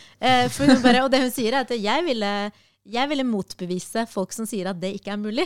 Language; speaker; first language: Norwegian; early bilingual, other home language; Arabic